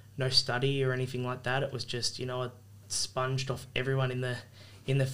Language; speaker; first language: English; native; English